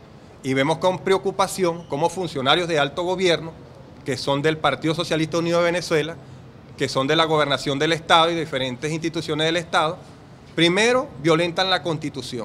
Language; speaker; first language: Spanish; native; Spanish